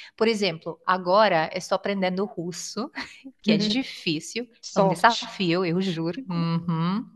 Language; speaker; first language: Portuguese; non-native, fluent; Italian